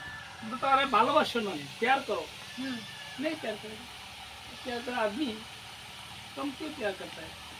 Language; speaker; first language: Hindi; non-native, learner; Bangla